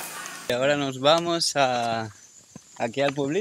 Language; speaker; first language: Spanish; native; Spanish